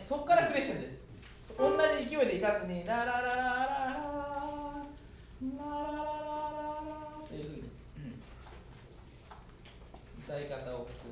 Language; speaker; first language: Japanese; native; Japanese